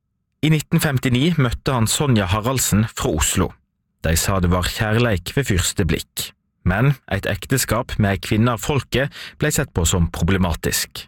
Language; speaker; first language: Norwegian; native; Norwegian